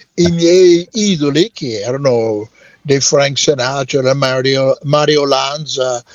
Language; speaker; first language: Italian; non-native, fluent; English